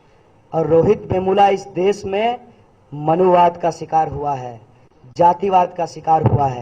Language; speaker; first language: Hindi; native; Hindi